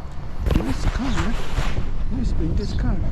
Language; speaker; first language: English; non-native, learner; Nepali